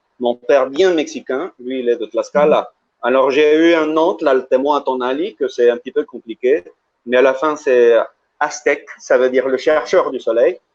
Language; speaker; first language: French; early bilingual, heritage; French